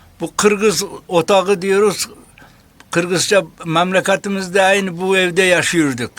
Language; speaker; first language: Turkish; non-native, learner; Kyrgyz